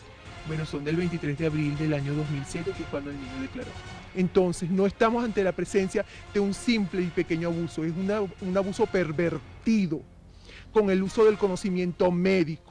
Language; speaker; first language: Spanish; native; Spanish